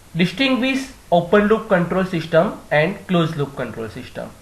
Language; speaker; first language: English; non-native, local second language; Gujarati